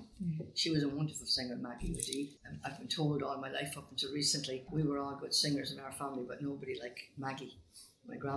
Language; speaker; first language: English; native; English